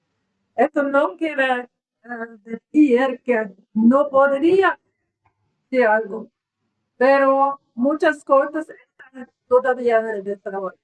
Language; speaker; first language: Spanish; non-native, learner; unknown